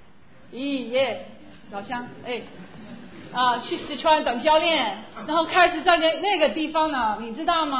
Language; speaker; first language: Chinese; non-native, fluent; English